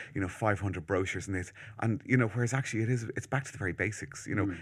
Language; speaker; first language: English; native; English